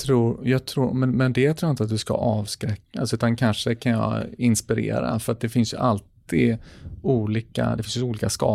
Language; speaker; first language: Swedish; native; Swedish